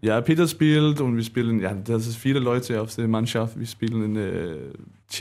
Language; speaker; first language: German; non-native, learner; Danish